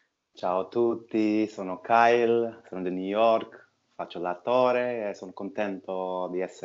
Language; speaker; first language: Italian; non-native, fluent; English